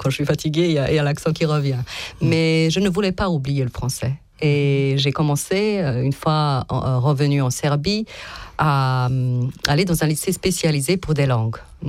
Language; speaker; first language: French; non-native, fluent; Bosnian